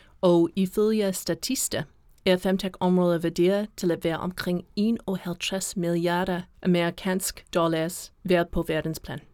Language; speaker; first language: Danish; non-native, fluent; English